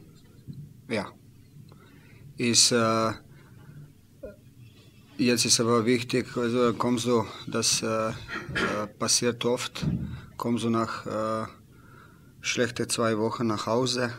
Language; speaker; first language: German; non-native, learner; Slovenian